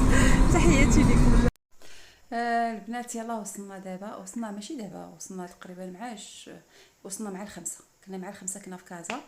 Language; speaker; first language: Arabic; native; Arabic